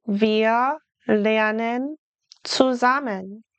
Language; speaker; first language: German; non-native, fluent; English